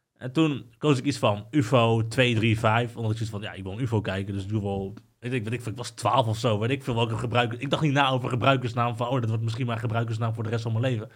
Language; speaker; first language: Dutch; early bilingual, other home language; Spanish